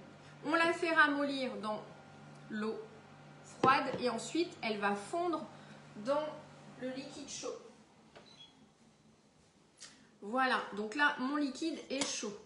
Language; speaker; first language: French; native; French